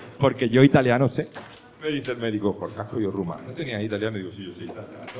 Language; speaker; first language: Spanish; native; Spanish